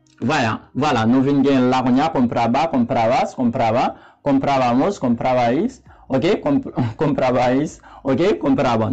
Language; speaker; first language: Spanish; non-native, learner; Haitian Creole